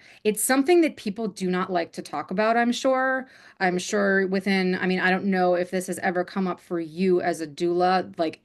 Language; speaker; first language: English; native; English